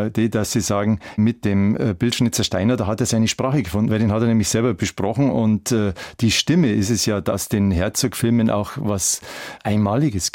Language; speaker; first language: German; native; German